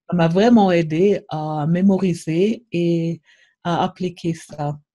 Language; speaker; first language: French; non-native, fluent; German